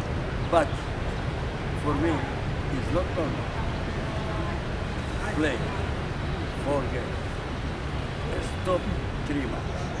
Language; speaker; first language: English; non-native, learner; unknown